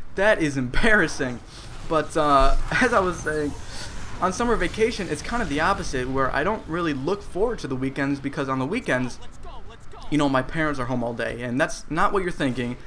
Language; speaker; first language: English; native; English